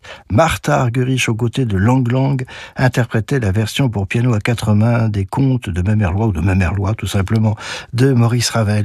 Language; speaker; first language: French; native; French